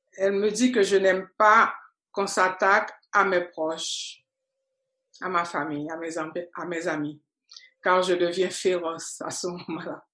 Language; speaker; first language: French; non-native, local second language; Haitian Creole